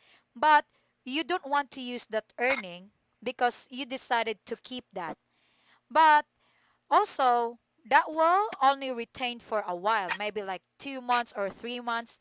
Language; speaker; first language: English; non-native, fluent; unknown